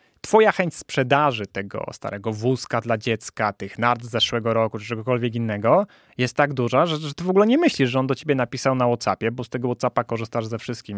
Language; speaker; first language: Polish; native; Polish